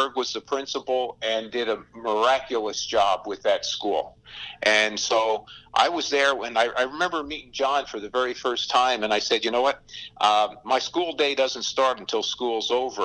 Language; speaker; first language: English; native; English